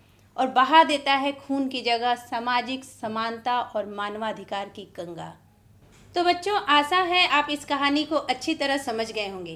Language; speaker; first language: Hindi; native; Hindi